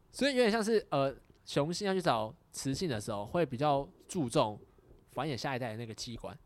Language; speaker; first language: Chinese; native; Chinese